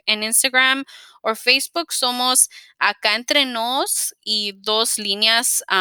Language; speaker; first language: Spanish; early bilingual, heritage; Spanish